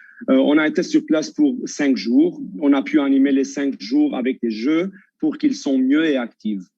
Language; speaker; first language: French; non-native, local second language; Armenian